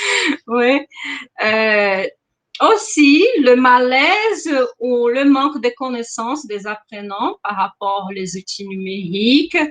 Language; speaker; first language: French; non-native, fluent; Portuguese